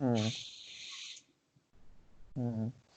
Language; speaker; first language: Hindi; native; Hindi